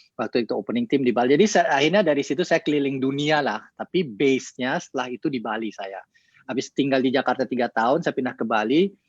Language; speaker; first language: Indonesian; early bilingual, heritage; Indonesian